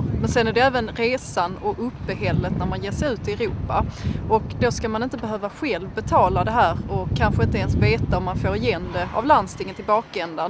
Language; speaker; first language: Swedish; native; Swedish